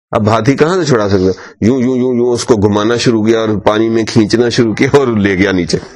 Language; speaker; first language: Urdu; native; Urdu